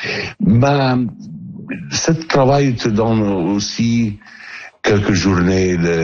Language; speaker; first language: French; non-native, learner; Italian